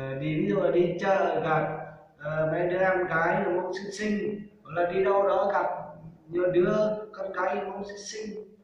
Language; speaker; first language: Vietnamese; non-native, local second language; Hmong